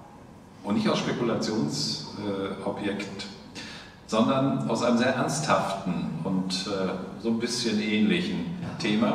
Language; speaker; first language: German; native; German